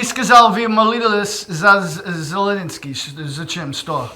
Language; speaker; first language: Russian; non-native, learner; English